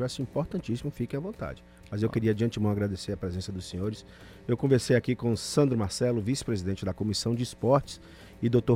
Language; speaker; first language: Portuguese; native; Portuguese